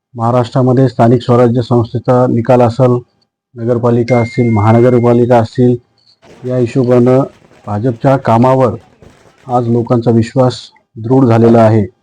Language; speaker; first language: Marathi; native; Marathi